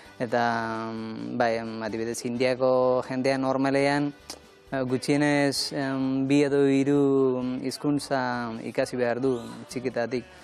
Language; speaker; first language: Basque; non-native, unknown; Malayalam